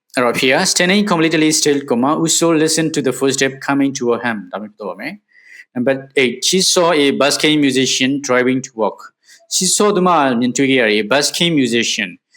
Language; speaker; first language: English; non-native, fluent; Burmese